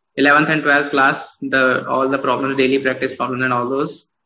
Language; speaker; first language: English; non-native, local second language; Hindi